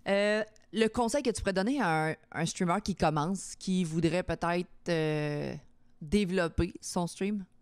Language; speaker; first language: French; native; French